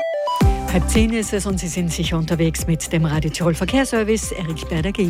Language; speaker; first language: German; native; German